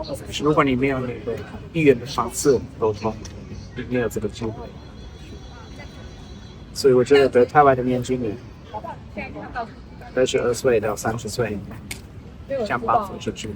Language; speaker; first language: Chinese; non-native, learner; German